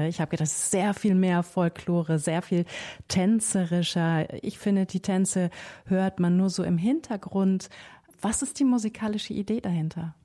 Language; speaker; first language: German; native; German